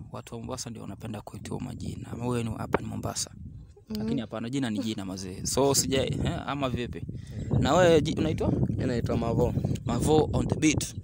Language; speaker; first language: Swahili; native; Swahili